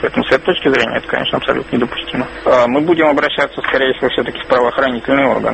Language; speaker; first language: Russian; native; Russian